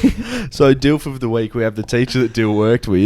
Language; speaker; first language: English; native; English